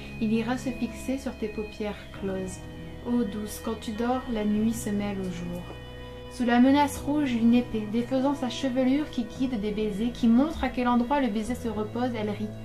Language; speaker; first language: French; native; French